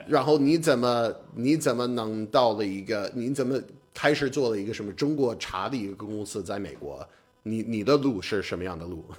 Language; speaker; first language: Chinese; non-native, fluent; English